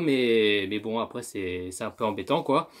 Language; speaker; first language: French; native; French